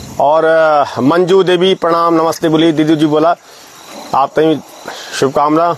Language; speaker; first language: Hindi; non-native, local second language; Garhwali